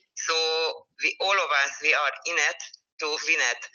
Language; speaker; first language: English; non-native, fluent; Hungarian